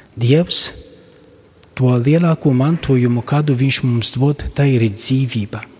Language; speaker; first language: Latvian; non-native, fluent; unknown